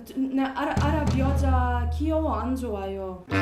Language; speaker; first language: Korean; non-native, learner; Arabic